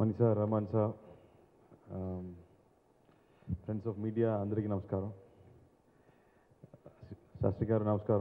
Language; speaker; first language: Telugu; non-native, learner; Tamil